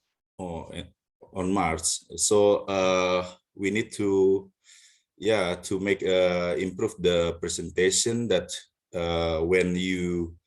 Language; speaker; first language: English; non-native, learner; Indonesian